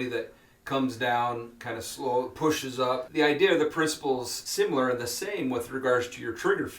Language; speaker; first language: English; native; English